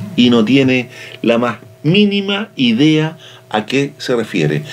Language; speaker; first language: Spanish; native; Spanish